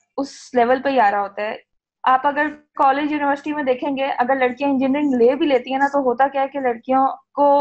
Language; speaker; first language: Urdu; native; Urdu